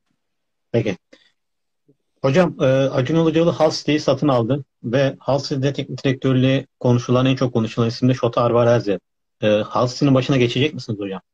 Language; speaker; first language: Turkish; native; Turkish